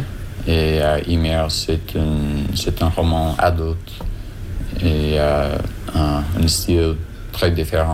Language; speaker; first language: French; non-native, learner; English